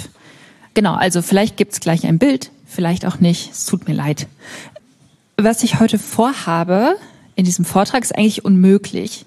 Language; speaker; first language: German; native; German